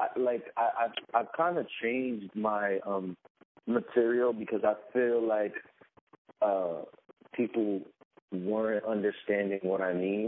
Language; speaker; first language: English; native; English